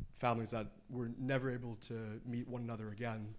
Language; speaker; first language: English; native; English